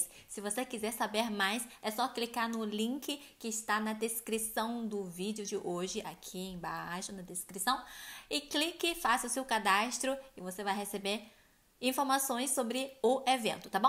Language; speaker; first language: Portuguese; non-native, fluent; Chinese